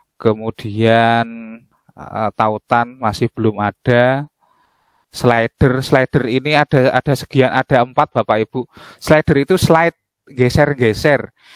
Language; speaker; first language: Indonesian; native; Indonesian